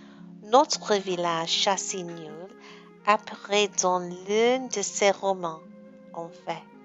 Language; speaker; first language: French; non-native, learner; English